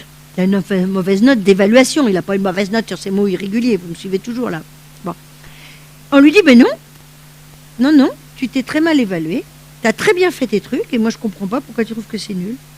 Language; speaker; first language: French; native; French